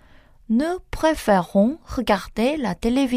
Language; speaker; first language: French; non-native, fluent; Korean